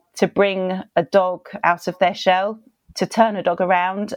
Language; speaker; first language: English; native; English